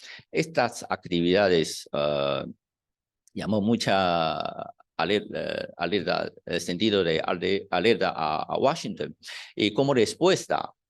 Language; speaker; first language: Spanish; non-native, fluent; Chinese